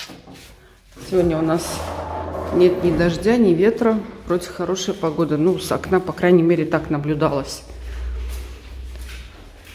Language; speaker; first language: Russian; native; Russian